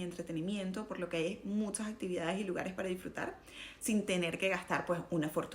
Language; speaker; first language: Spanish; native; Spanish